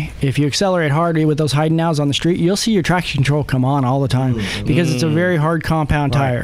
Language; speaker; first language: English; native; English